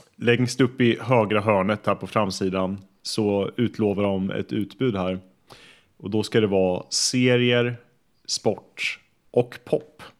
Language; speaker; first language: Swedish; native; Swedish